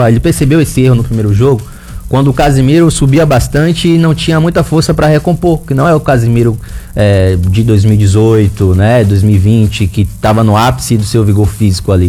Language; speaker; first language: Portuguese; native; Portuguese